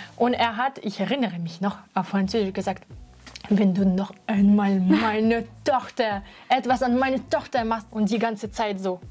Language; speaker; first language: German; non-native, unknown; Russian